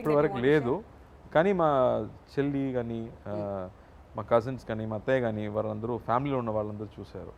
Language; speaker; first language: Telugu; non-native, fluent; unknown